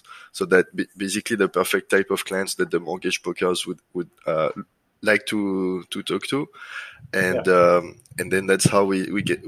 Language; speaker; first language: English; non-native, fluent; French